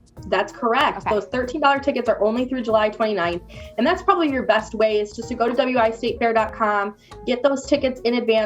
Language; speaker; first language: English; native; English